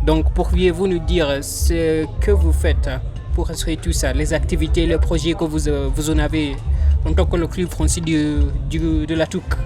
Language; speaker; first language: French; non-native, learner; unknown